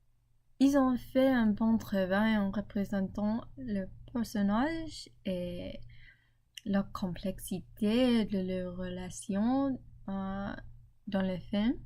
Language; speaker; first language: French; non-native, learner; English